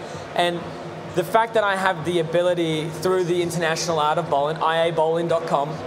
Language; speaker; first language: English; native; English